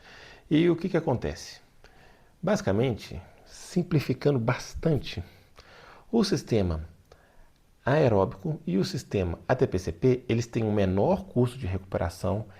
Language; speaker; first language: Portuguese; native; Portuguese